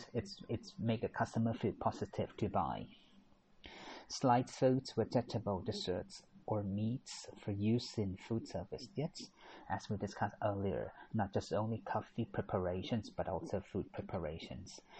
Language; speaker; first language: English; non-native, fluent; Thai